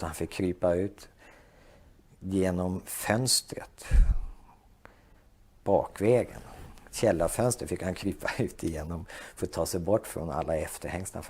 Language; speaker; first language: Swedish; native; Swedish